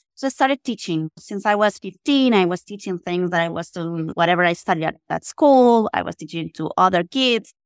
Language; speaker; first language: English; non-native, fluent; Spanish